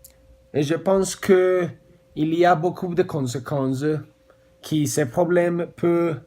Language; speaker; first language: French; non-native, learner; Spanish